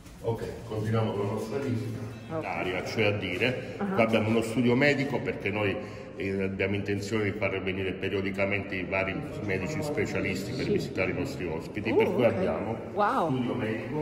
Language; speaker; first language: Italian; native; Italian